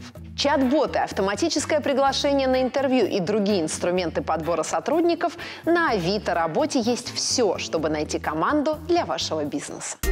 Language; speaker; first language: Russian; native; Russian